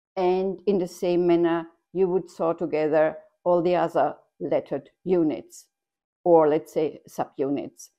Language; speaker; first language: English; non-native, fluent; German